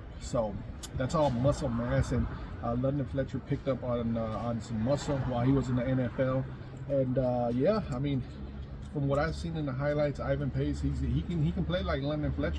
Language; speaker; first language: English; native; English